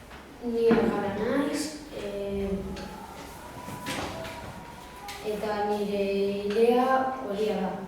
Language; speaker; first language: Basque; non-native, learner; Spanish